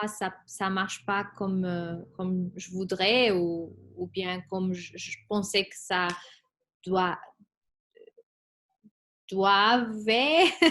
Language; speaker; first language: French; non-native, fluent; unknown